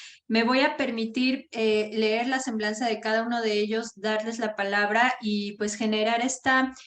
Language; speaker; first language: Spanish; native; Spanish